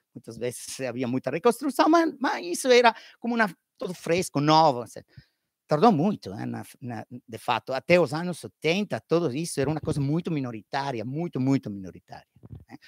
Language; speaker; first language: Portuguese; non-native, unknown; Italian